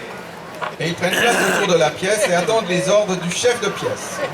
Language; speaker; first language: French; native; French